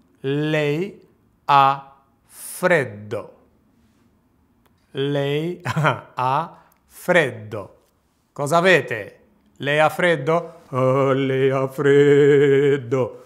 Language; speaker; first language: Italian; non-native, fluent; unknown